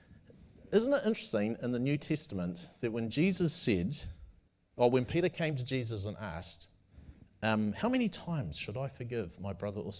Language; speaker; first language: English; native; English